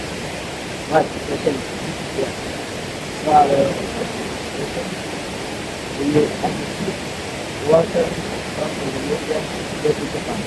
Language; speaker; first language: English; non-native, learner; Indonesian